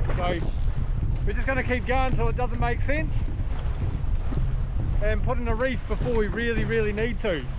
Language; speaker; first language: English; native; English